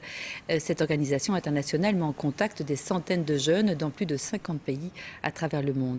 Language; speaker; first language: French; native; French